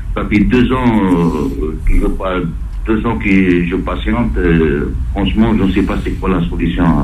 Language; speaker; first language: French; non-native, local second language; Arabic